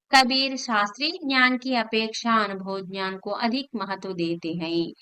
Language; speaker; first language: Hindi; non-native, local second language; Telugu